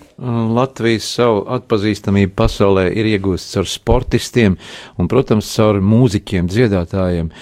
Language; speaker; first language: Latvian; native; Latvian